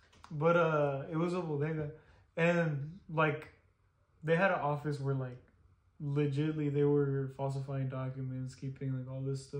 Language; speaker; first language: English; early bilingual, other home language; Spanish